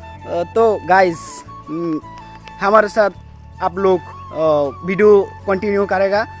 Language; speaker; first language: Hindi; non-native, learner; Bangla